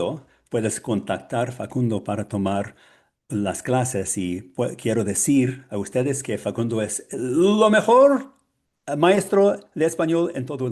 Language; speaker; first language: Spanish; non-native, learner; English